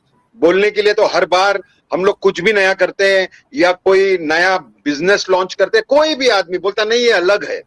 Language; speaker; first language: Hindi; native; Hindi